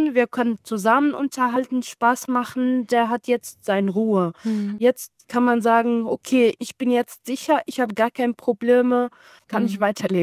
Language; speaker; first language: German; non-native, learner; Arabic